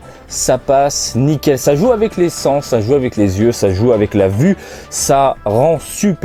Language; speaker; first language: French; native; French